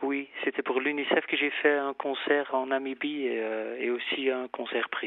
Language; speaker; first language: French; non-native, fluent; Dutch